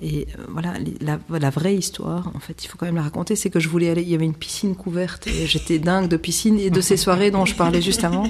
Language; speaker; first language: French; native; French